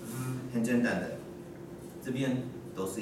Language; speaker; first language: Chinese; non-native, learner; English